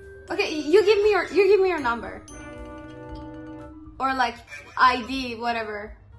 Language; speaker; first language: English; non-native, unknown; Persian